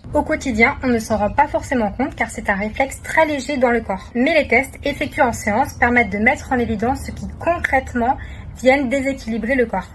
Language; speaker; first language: French; native; French